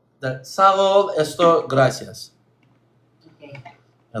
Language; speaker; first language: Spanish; non-native, learner; Azerbaijani